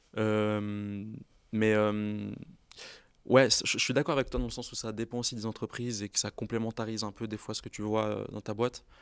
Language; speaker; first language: French; native; French